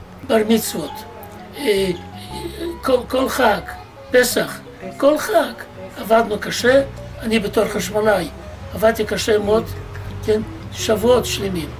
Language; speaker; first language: Hebrew; non-native, fluent; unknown